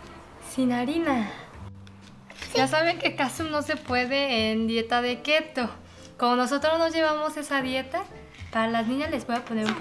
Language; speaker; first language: Spanish; non-native, fluent; Korean